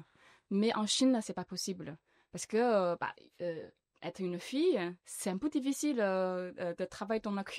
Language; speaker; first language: French; non-native, learner; Chinese